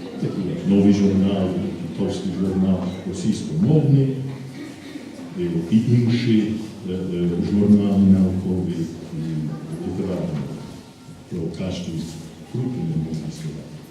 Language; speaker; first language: Ukrainian; non-native, fluent; English